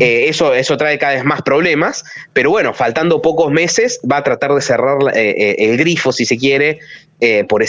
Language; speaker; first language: Spanish; native; Spanish